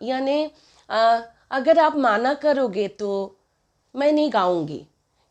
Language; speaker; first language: Hindi; non-native, local second language; Bangla